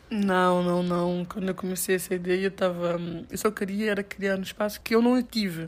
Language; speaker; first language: Portuguese; native; Portuguese